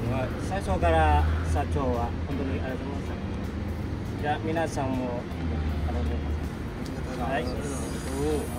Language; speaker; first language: Japanese; non-native, learner; Vietnamese